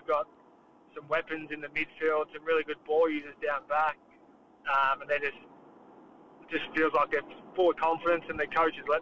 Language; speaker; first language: English; native; English